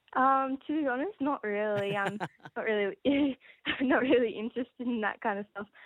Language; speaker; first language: English; native; English